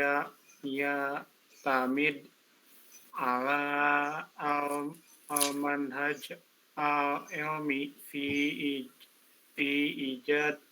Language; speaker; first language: Arabic; non-native, learner; Indonesian